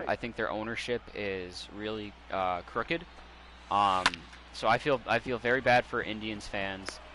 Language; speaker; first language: English; native; English